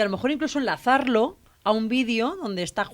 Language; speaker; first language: Spanish; native; Spanish